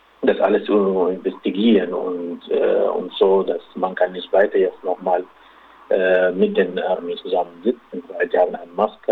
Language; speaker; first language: German; non-native, local second language; Arabic